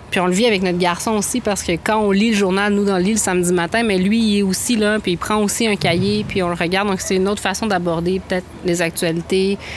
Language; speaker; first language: French; native; French